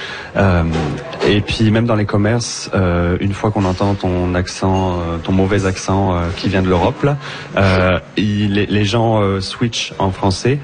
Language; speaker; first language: French; native; French